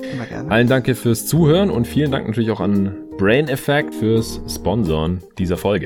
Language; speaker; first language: German; native; German